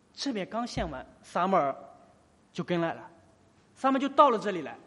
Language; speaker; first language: Chinese; native; Chinese